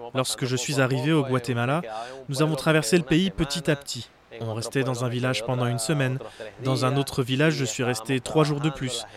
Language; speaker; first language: French; non-native, fluent; Spanish